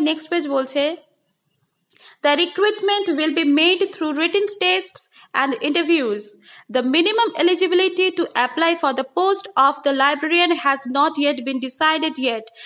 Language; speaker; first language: English; non-native, local second language; Bangla